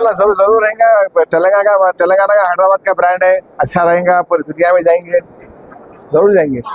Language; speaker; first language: Hindi; non-native, local second language; Urdu